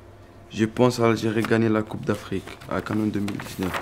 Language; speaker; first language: French; non-native, learner; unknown